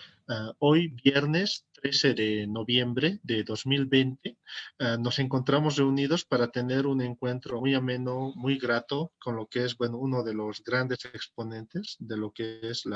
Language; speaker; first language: Spanish; native; Spanish